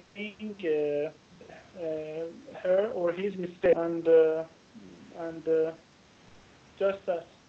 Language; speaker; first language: English; non-native, learner; Persian